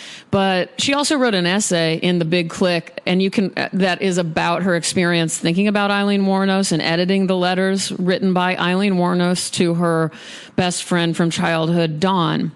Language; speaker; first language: English; native; English